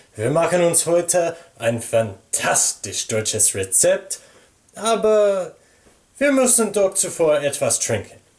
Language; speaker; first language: German; non-native, fluent; English